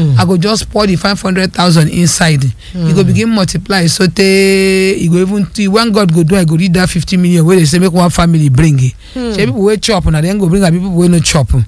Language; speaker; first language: Nigerian Pidgin; non-native, local second language; Yoruba